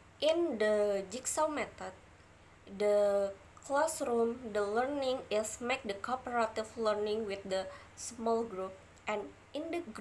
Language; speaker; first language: English; non-native, learner; Indonesian